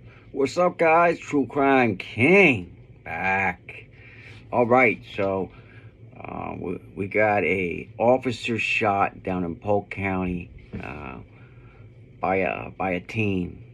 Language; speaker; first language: English; native; English